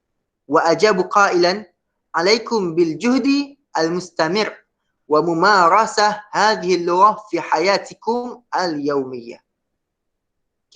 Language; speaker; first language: Arabic; non-native, fluent; Malay